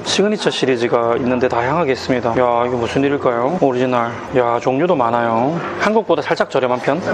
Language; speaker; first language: Korean; native; Korean